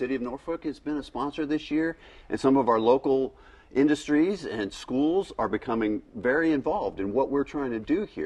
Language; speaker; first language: English; native; English